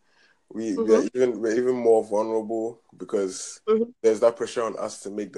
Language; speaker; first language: English; non-native, local second language; Akan